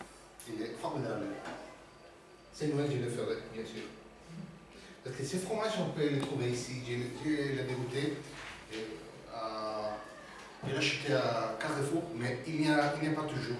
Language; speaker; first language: French; non-native, learner; Spanish